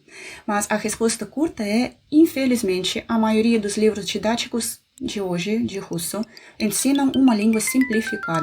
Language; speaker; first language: Portuguese; non-native, fluent; Russian